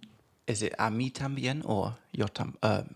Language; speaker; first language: Spanish; non-native, learner; English